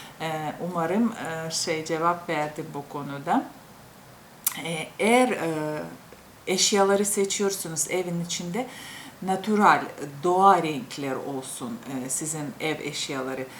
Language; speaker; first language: Turkish; non-native, fluent; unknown